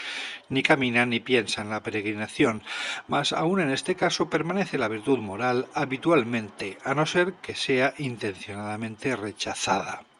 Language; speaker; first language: Spanish; native; Spanish